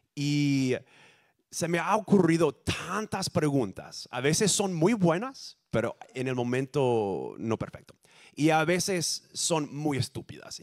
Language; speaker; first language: Spanish; non-native, fluent; English